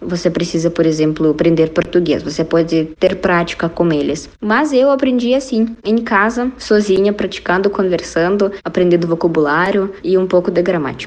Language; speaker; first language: Portuguese; non-native, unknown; Russian